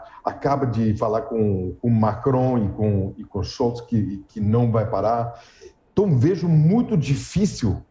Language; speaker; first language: Portuguese; non-native, fluent; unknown